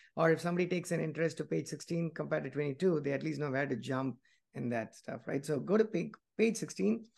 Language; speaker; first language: English; non-native, local second language; Tamil